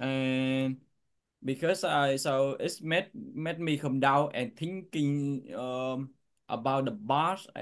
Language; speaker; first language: English; non-native, learner; Vietnamese